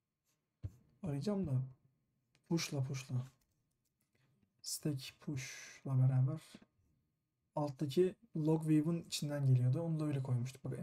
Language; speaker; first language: Turkish; native; Turkish